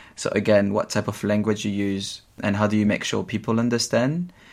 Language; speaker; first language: English; non-native, fluent; French